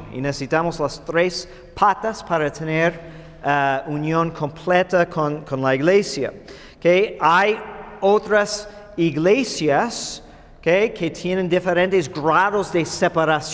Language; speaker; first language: Spanish; non-native, fluent; English